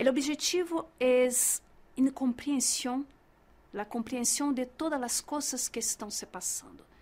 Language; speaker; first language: Spanish; non-native, learner; Portuguese